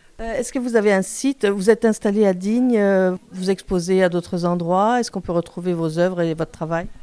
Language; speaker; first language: French; native; French